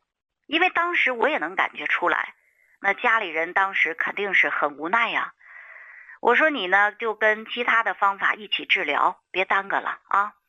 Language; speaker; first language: Chinese; native; Chinese